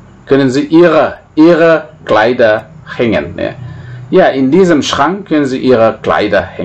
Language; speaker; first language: German; non-native, fluent; Indonesian